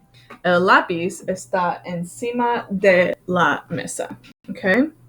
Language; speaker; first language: Spanish; non-native, fluent; English